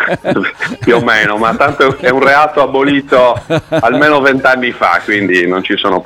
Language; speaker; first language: Italian; native; Italian